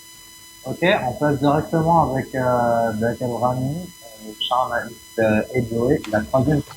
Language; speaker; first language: French; non-native, local second language; Arabic